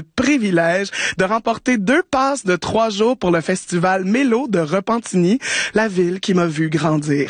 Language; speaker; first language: French; native; French